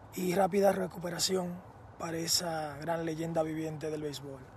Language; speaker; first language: Spanish; early bilingual, heritage; Spanish